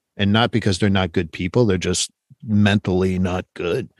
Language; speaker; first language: English; non-native, fluent; French